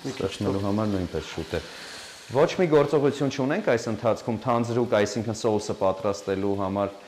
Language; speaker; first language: Armenian; native; Armenian